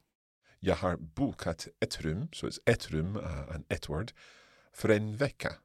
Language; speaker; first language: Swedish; non-native, learner; English